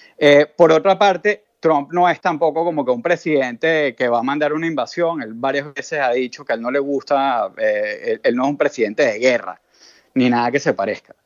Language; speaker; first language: Spanish; native; Spanish